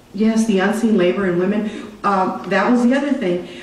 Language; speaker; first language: English; native; English